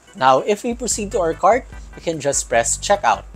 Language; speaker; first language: English; non-native, local second language; Filipino